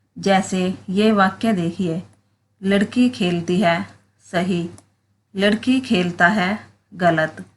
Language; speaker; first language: Hindi; native; Hindi